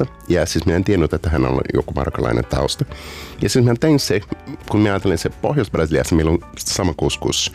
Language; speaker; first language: Finnish; non-native, learner; Portuguese